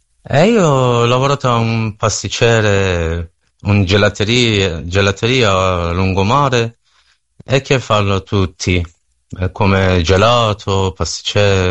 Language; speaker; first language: Italian; non-native, learner; Persian